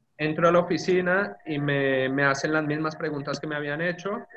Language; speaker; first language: Spanish; native; Spanish